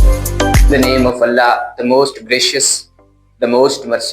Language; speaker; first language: English; non-native, local second language; Urdu